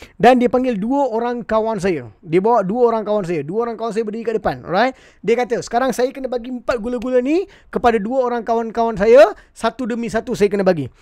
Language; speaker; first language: Malay; non-native, local second language; Tamil